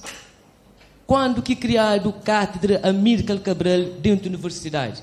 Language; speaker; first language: Portuguese; non-native, local second language; Kabuverdianu